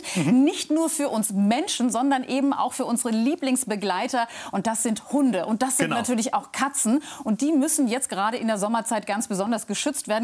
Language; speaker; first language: German; native; German